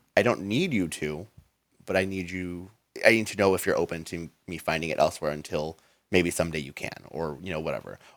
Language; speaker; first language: English; native; English